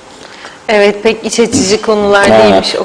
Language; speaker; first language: Turkish; native; Turkish